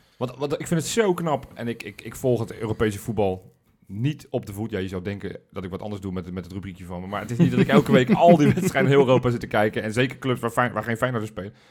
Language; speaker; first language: Dutch; native; Dutch